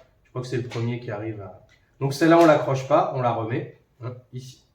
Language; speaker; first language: French; native; French